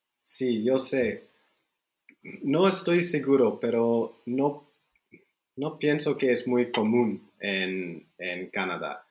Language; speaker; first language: Spanish; non-native, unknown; Dutch